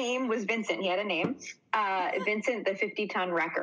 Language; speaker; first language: English; native; English